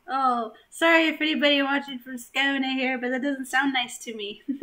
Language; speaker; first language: English; native; English